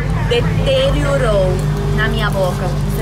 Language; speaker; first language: Portuguese; non-native, learner; English